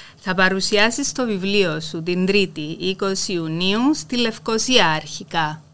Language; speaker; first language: Greek; native; Greek